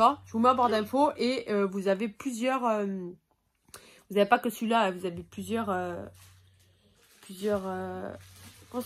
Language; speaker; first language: French; native; French